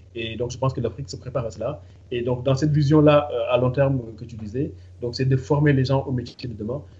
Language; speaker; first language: French; non-native, local second language; Fula